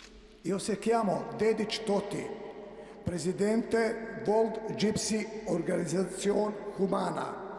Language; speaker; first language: Italian; non-native, learner; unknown